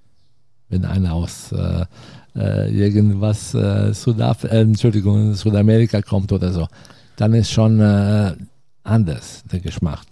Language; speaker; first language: German; non-native, fluent; Italian